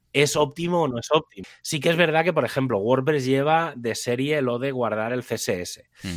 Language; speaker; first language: Spanish; native; Spanish